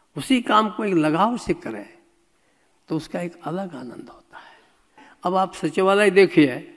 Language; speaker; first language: Hindi; native; Hindi